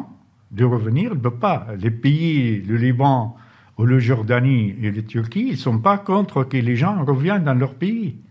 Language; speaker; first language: French; non-native, fluent; Arabic